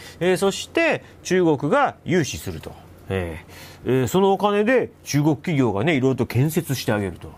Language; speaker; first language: Japanese; native; Japanese